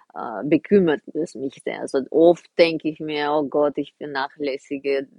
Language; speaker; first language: German; non-native, fluent; Russian